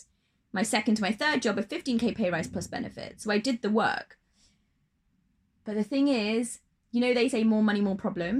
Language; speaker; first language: English; native; English